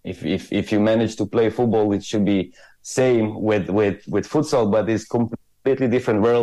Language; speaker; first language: English; non-native, fluent; Croatian